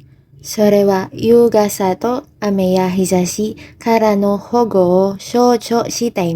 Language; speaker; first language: Japanese; non-native, learner; Filipino